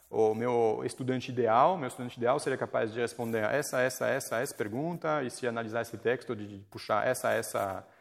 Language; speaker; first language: Portuguese; non-native, fluent; French